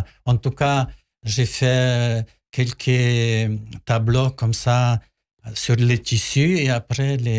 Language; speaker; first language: French; non-native, learner; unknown